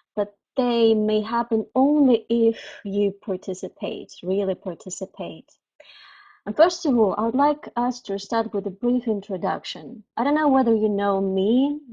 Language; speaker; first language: English; non-native, fluent; Russian